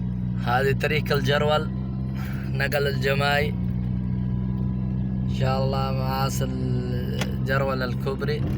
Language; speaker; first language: Arabic; non-native, learner; Saraiki